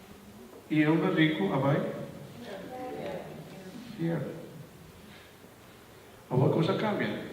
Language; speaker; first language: Spanish; non-native, learner; Papiamento